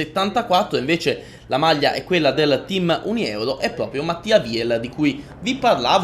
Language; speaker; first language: Italian; native; Italian